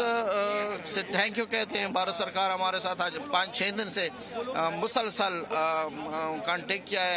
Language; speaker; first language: Hindi; non-native, fluent; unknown